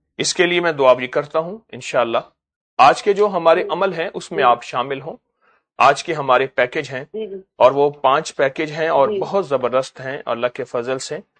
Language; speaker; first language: Urdu; native; Urdu